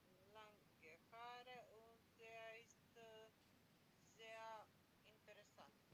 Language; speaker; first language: German; non-native, learner; Macedonian